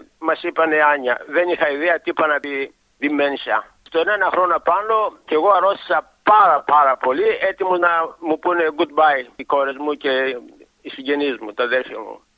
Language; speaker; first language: Greek; native; Greek